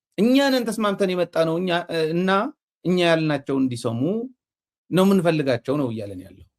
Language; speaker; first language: Amharic; non-native, local second language; Tigrinya